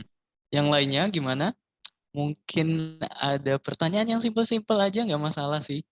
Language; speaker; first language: Indonesian; native; Indonesian